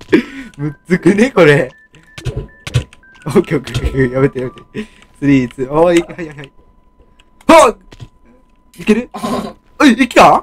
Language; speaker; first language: Japanese; native; Japanese